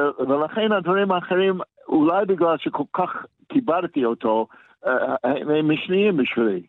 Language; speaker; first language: Hebrew; non-native, fluent; English